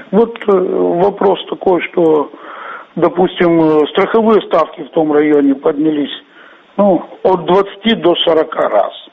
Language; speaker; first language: Russian; native; Russian